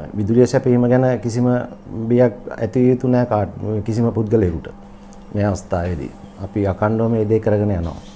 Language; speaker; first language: Sinhala; native; Sinhala